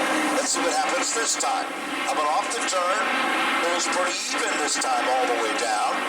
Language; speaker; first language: English; native; English